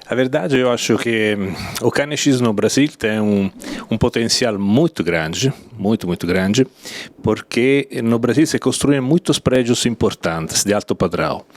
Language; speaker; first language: Portuguese; non-native, fluent; Italian